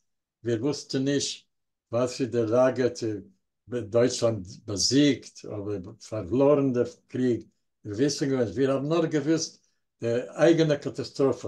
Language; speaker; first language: German; non-native, learner; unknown